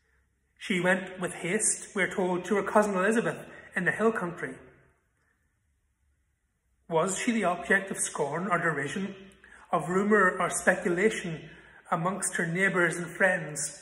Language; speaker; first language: English; native; English